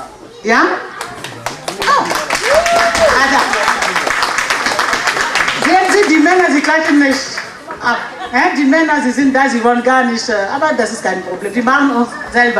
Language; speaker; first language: German; non-native, fluent; French